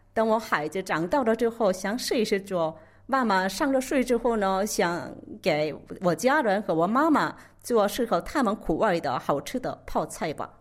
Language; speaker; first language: Chinese; non-native, fluent; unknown